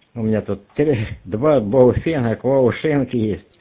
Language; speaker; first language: Russian; native; Russian